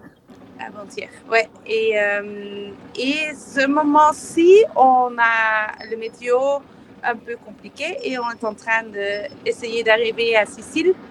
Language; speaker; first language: French; non-native, fluent; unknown